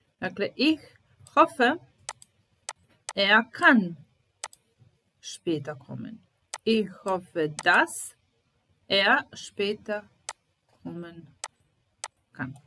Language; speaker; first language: German; non-native, fluent; Serbian